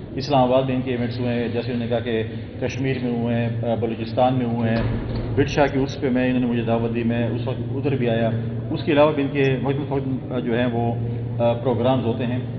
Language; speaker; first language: Urdu; non-native, local second language; Saraiki